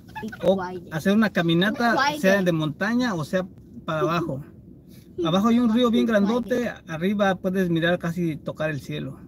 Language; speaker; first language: Spanish; native; Spanish